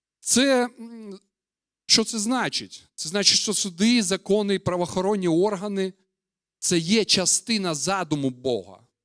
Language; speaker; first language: Ukrainian; non-native, local second language; Russian